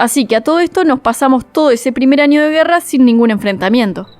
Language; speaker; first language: Spanish; native; Spanish